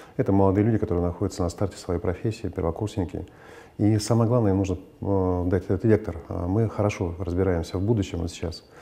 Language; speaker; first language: Russian; native; Russian